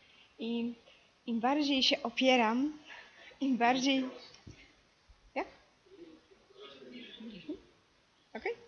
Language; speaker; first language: Polish; native; Polish